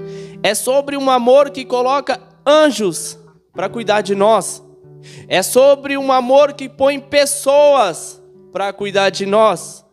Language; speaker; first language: Portuguese; native; Portuguese